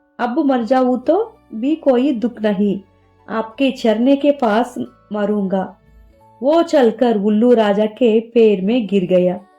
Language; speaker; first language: Hindi; non-native, local second language; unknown